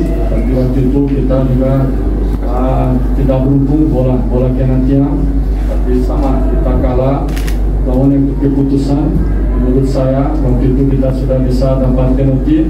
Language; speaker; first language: Indonesian; non-native, fluent; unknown